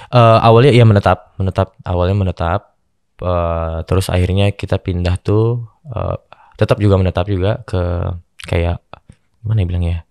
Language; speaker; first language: Indonesian; native; Indonesian